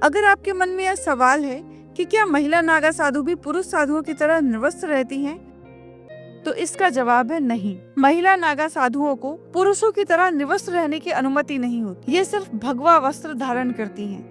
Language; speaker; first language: Hindi; native; Hindi